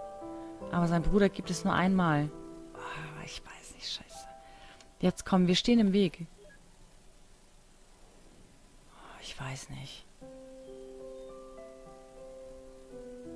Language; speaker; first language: German; native; German